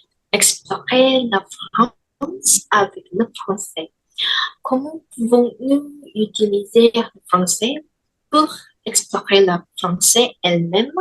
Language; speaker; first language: French; non-native, learner; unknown